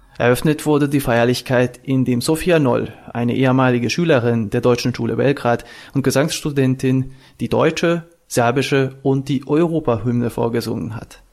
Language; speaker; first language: German; non-native, fluent; Serbian